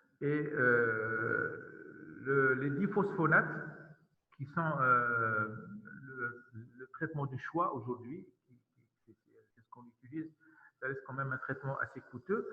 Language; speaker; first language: French; non-native, local second language; Arabic